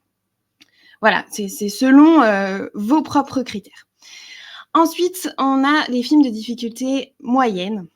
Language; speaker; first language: French; native; French